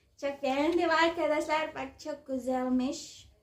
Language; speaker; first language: Turkish; non-native, learner; Indonesian